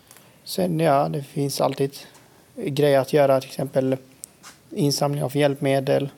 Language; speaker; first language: Swedish; non-native, fluent; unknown